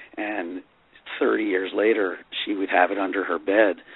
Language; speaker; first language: English; native; English